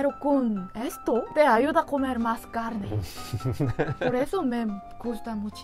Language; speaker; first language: Spanish; non-native, learner; Korean